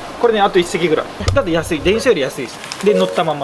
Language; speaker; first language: Japanese; native; Japanese